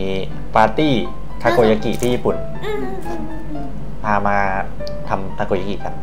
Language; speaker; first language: Japanese; non-native, learner; Thai